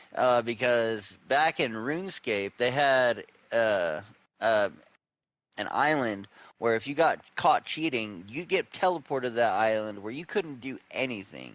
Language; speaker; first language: English; native; English